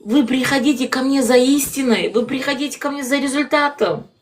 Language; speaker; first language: Russian; non-native, local second language; Kazakh